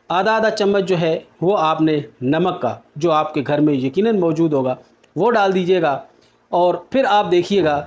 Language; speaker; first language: Urdu; native; Urdu